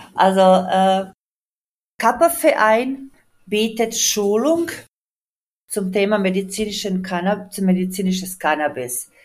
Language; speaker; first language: German; non-native, fluent; Croatian